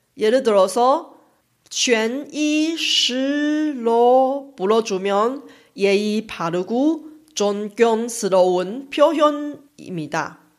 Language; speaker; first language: Korean; non-native, fluent; Chinese